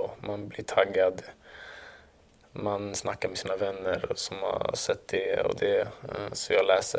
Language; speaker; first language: Swedish; early bilingual, other home language; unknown